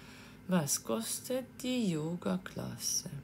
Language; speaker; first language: German; non-native, fluent; Ukrainian